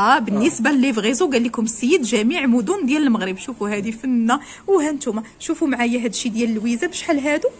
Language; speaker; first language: Arabic; native; Arabic